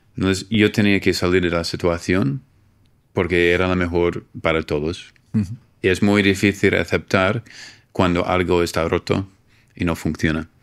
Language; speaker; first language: Spanish; non-native, fluent; English